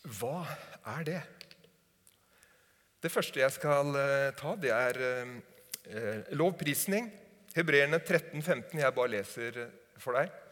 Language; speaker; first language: Norwegian; native; Norwegian